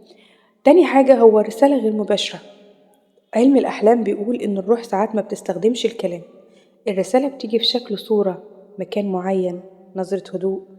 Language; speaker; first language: Arabic; native; Arabic